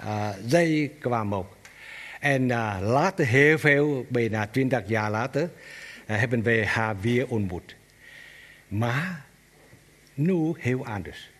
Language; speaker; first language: Dutch; non-native, learner; Vietnamese